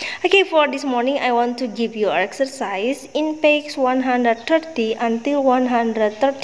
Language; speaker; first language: English; non-native, learner; Indonesian